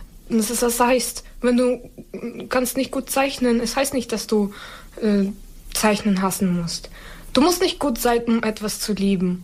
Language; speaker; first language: German; non-native, learner; Ukrainian